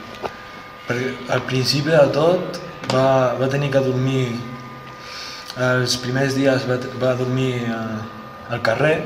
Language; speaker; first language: Catalan; early bilingual, other home language; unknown